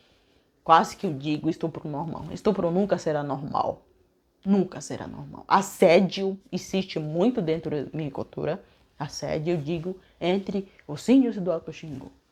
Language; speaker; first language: Portuguese; non-native, local second language; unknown